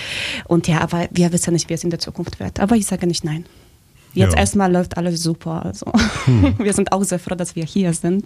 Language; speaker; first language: German; non-native, fluent; Polish